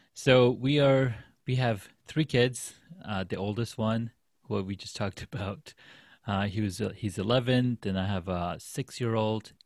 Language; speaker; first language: English; non-native, fluent; Urdu